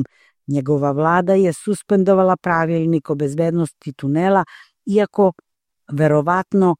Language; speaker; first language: Croatian; native; Croatian